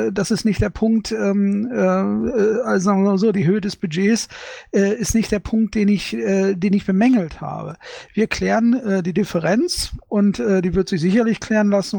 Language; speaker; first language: German; native; German